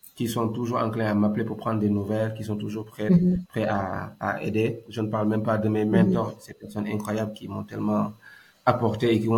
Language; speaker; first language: French; non-native, local second language; Wolof